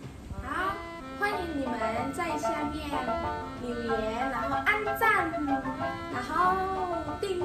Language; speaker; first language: Chinese; non-native, fluent; Indonesian